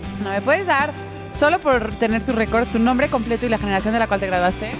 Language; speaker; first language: Spanish; native; Spanish